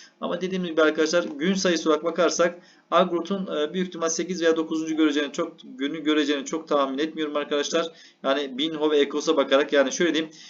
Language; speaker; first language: Turkish; native; Turkish